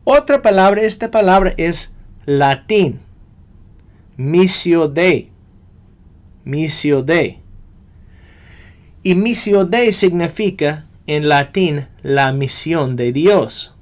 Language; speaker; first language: Spanish; non-native, fluent; English